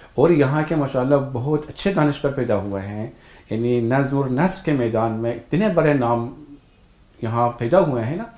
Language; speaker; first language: Urdu; non-native, fluent; Persian